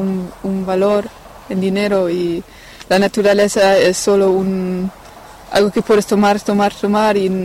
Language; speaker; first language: Spanish; non-native, fluent; French